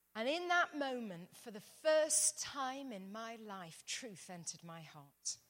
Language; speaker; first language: English; native; English